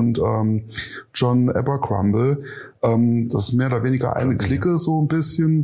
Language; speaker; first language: German; native; German